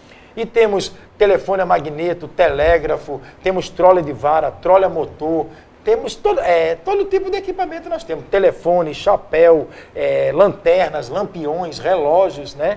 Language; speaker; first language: Portuguese; native; Portuguese